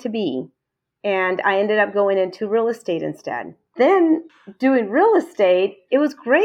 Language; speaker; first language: English; native; English